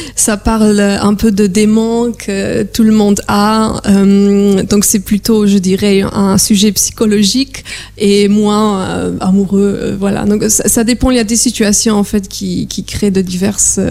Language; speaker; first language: French; non-native, fluent; Polish